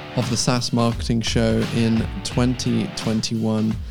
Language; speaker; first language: English; native; English